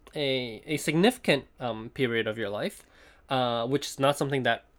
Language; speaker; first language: English; non-native, local second language; Cantonese